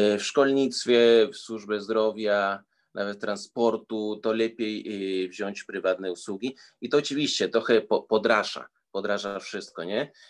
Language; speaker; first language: Polish; early bilingual, heritage; Spanish